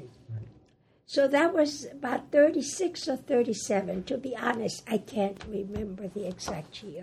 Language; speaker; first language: English; early bilingual, other home language; German